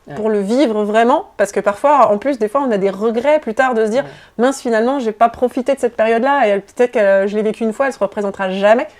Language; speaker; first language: French; native; French